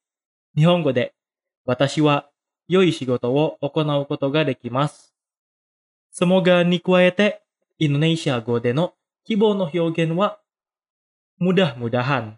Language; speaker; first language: Japanese; non-native, fluent; Indonesian